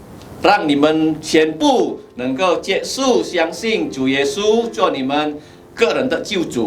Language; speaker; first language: Chinese; native; Chinese